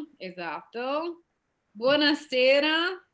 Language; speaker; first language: Italian; non-native, fluent; English